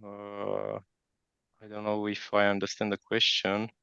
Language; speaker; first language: English; non-native, fluent; Romanian